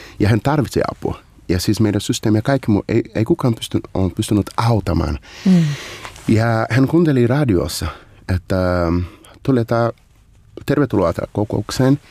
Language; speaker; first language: Finnish; non-native, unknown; Portuguese